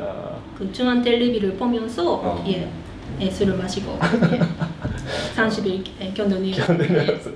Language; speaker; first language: Korean; early bilingual, heritage; Korean